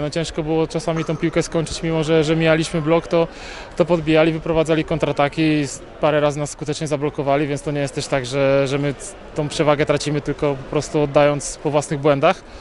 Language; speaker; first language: Polish; native; Polish